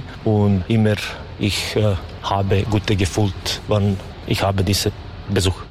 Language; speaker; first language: German; non-native, learner; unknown